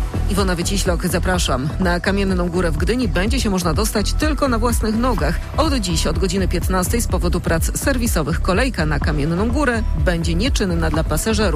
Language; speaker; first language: Polish; native; Polish